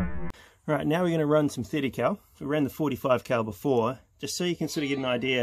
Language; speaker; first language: English; native; English